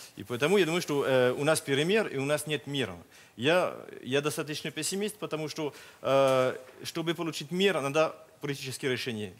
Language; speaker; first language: Russian; non-native, fluent; French